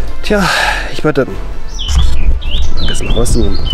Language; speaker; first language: German; native; German